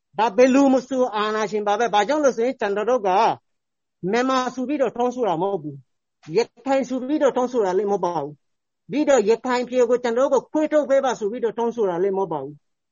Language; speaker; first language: Burmese; non-native, local second language; Rohingya